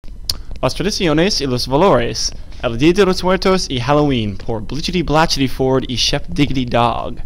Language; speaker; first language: Spanish; non-native, learner; English